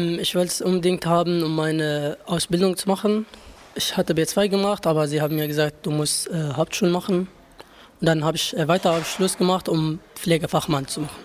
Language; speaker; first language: German; non-native, learner; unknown